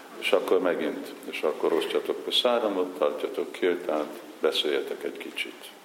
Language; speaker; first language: Hungarian; early bilingual, heritage; Hungarian